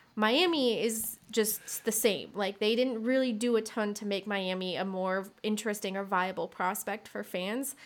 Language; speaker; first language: English; native; English